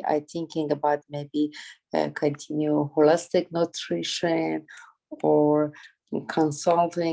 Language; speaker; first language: English; non-native, learner; Persian